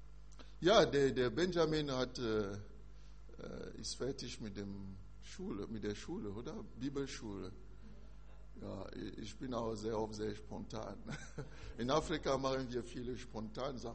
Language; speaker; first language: German; non-native, learner; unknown